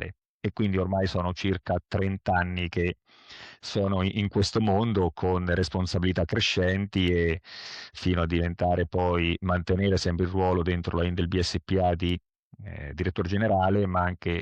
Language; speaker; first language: Italian; native; Italian